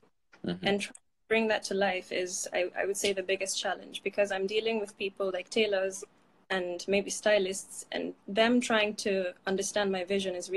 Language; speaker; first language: English; non-native, local second language; Fula